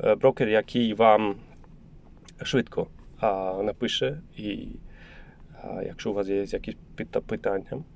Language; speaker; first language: Ukrainian; non-native, learner; Polish